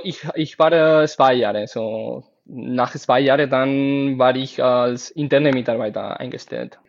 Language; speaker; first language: German; non-native, fluent; Spanish